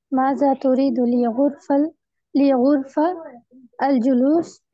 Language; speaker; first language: Arabic; non-native, learner; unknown